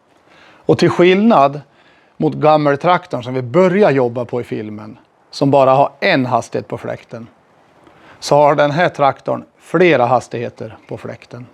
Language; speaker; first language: Swedish; native; Swedish